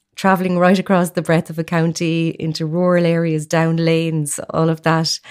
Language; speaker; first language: English; native; English